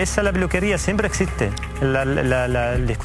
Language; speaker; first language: Spanish; native; Spanish